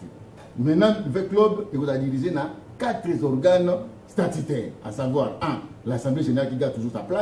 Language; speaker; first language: French; non-native, local second language; Lingala